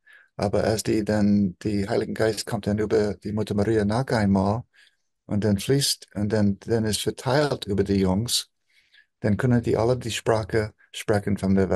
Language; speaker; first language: German; non-native, fluent; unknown